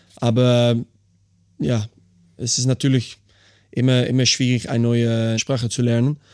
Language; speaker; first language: German; non-native, learner; Dutch